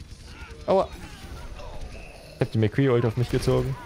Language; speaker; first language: German; native; German